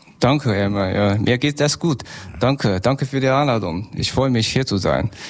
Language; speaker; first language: German; non-native, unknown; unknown